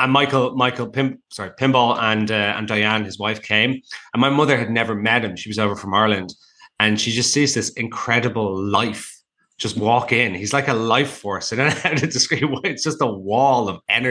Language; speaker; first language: English; native; English